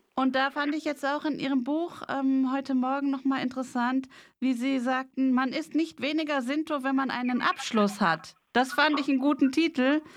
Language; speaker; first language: German; native; German